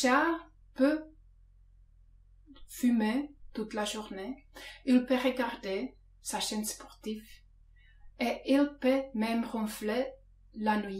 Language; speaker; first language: French; non-native, fluent; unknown